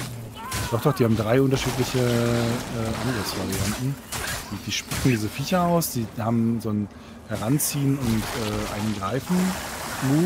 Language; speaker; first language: German; native; German